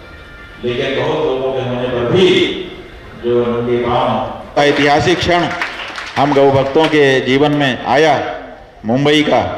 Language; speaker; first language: Hindi; native; Hindi